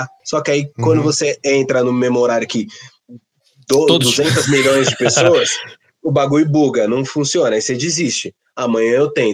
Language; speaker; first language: Portuguese; native; Portuguese